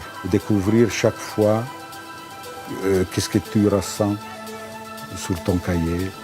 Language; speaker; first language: French; non-native, fluent; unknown